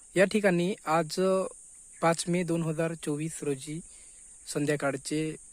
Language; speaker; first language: Marathi; non-native, local second language; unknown